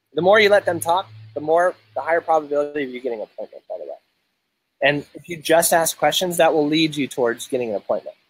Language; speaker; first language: English; native; English